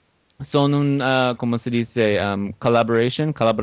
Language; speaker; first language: Spanish; non-native, learner; English